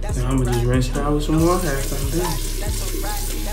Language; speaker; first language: English; native; English